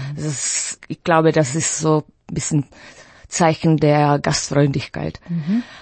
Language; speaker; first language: German; non-native, fluent; Slovak